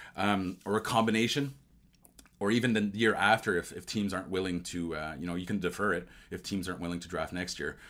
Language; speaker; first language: English; native; English